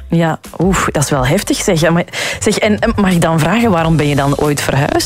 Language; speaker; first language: Dutch; native; Dutch